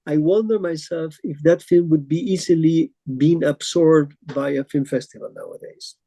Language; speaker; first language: English; non-native, fluent; Spanish